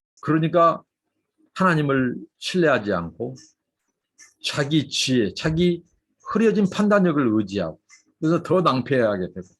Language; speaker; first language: Korean; native; Korean